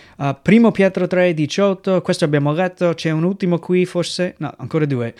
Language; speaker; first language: Italian; non-native, fluent; English